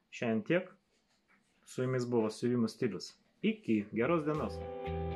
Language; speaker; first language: Lithuanian; non-native, local second language; Russian